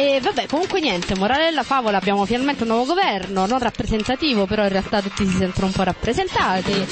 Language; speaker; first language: Italian; native; Italian